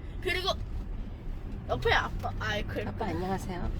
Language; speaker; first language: Korean; early bilingual, heritage; Korean